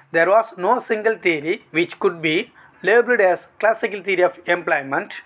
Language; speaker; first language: English; non-native, local second language; Tamil